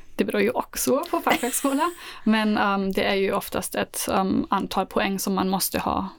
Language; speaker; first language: Swedish; non-native, fluent; German